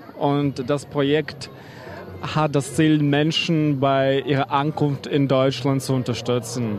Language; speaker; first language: German; non-native, fluent; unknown